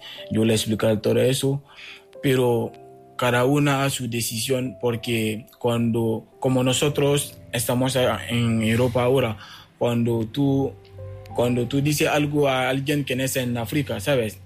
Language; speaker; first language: Spanish; non-native, fluent; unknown